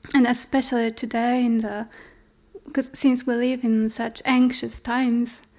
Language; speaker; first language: English; non-native, fluent; Polish